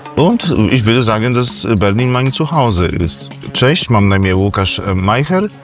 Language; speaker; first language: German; non-native, fluent; Polish